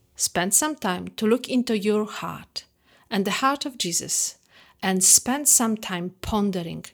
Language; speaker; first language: English; non-native, fluent; Polish